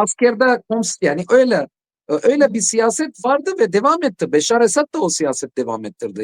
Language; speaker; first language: Turkish; non-native, fluent; Arabic